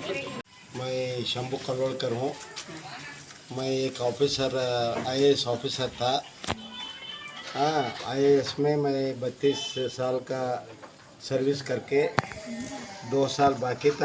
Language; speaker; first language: Hindi; non-native, local second language; Kannada